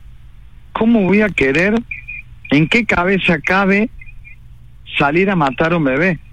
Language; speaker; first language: Spanish; native; Spanish